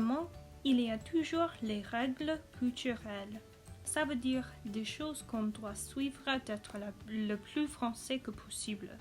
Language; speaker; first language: French; non-native, learner; English